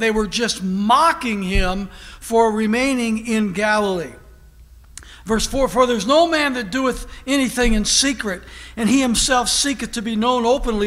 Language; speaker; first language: English; native; English